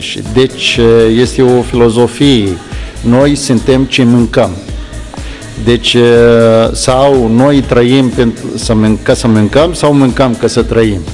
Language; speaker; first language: Romanian; non-native, fluent; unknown